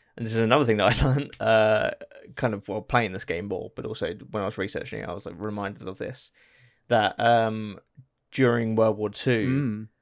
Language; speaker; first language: English; native; English